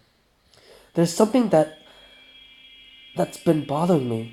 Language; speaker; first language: English; native; English